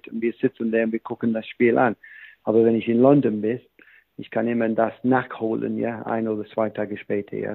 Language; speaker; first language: German; non-native, fluent; English